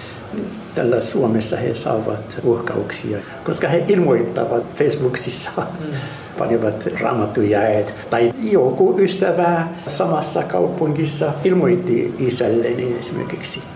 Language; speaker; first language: Finnish; non-native, fluent; Arabic